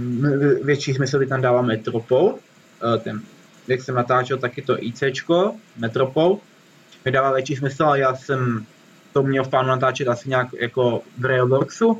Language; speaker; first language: Czech; native; Czech